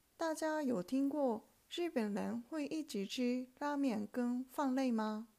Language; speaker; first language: Chinese; non-native, fluent; Japanese